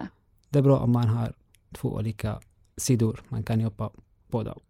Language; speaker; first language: Swedish; non-native, learner; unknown